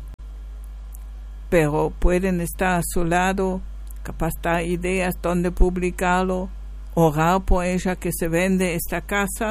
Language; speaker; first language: Spanish; native; Spanish